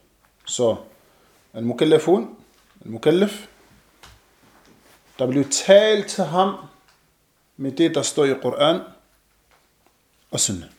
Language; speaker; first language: Danish; non-native, fluent; Arabic